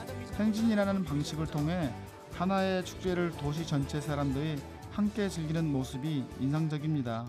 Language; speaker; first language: Korean; native; Korean